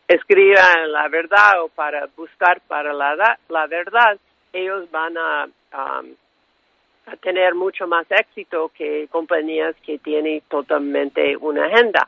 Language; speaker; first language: Spanish; non-native, fluent; English